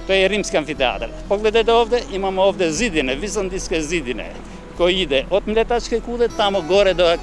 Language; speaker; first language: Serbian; non-native, learner; Albanian